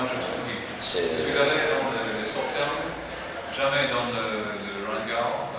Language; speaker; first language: French; non-native, fluent; English